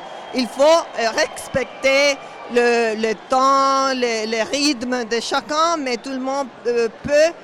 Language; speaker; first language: French; non-native, fluent; Spanish